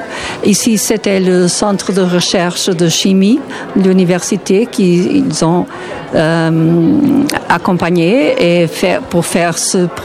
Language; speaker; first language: French; non-native, learner; Portuguese